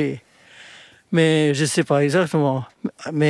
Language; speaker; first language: French; non-native, fluent; Indonesian